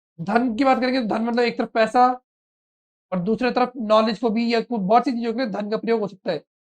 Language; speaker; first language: Hindi; native; Hindi